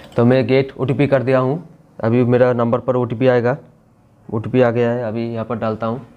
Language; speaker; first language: Hindi; non-native, local second language; Bangla